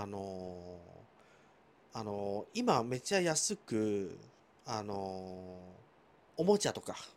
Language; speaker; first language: Japanese; non-native, fluent; Chinese